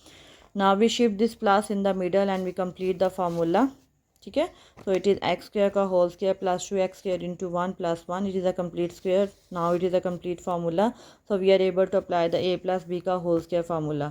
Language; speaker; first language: English; non-native, local second language; Urdu